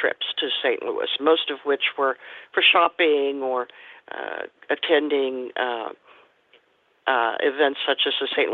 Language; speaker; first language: English; native; English